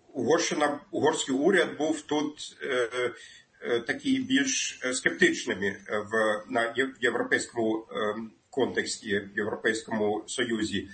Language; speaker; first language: Ukrainian; non-native, fluent; German